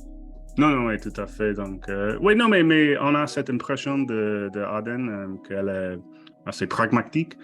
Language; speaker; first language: French; non-native, fluent; English